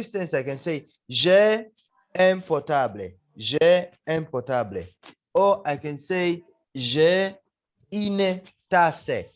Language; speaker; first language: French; non-native, fluent; Swahili